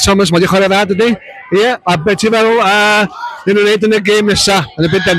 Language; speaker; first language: Welsh; native; Welsh